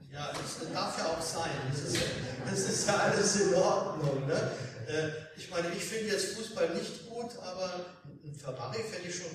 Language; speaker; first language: German; native; German